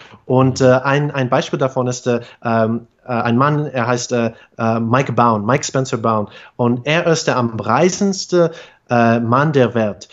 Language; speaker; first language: German; non-native, fluent; English